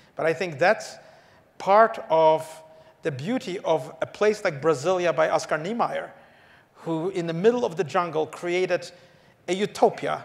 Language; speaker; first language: English; early bilingual, other home language; Polish